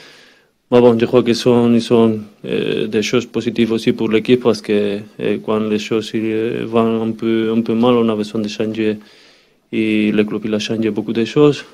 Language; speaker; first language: French; non-native, learner; Spanish